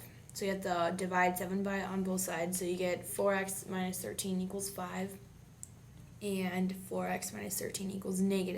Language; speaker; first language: English; native; English